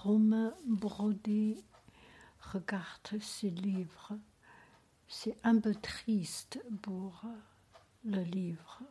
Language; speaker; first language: French; non-native, learner; Chinese